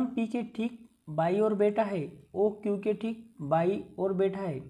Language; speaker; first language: Hindi; non-native, local second language; Marathi